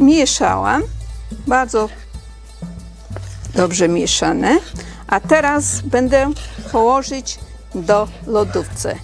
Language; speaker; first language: Polish; non-native, learner; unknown